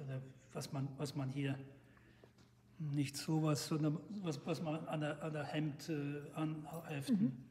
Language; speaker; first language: German; non-native, fluent; Russian